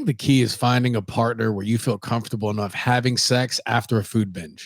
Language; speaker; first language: English; native; English